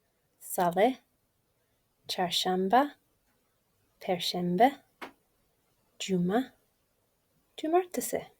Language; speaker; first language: Turkish; non-native, learner; English